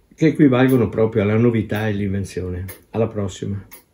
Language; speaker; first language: Italian; non-native, local second language; Ladin